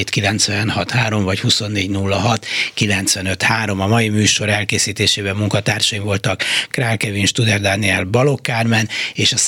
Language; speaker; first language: Hungarian; native; Hungarian